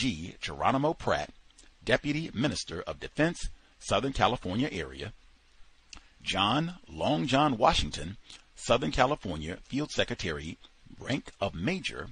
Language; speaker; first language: English; native; English